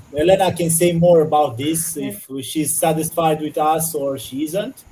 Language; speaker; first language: English; non-native, learner; Romanian